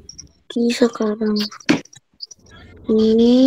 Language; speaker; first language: Indonesian; native; Indonesian